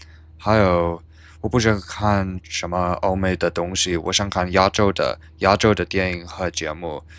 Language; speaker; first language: Chinese; non-native, learner; English